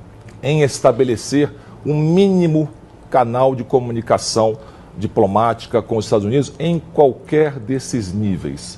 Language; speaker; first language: Portuguese; native; Portuguese